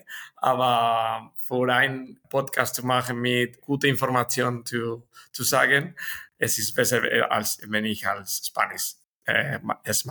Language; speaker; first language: German; non-native, learner; Spanish